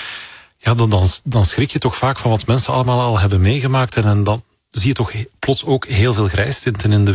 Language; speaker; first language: Dutch; native; Dutch